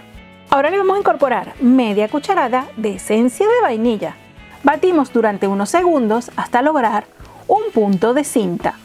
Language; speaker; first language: Spanish; native; Spanish